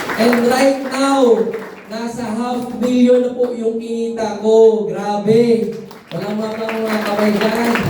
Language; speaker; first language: Filipino; non-native, local second language; Cebuano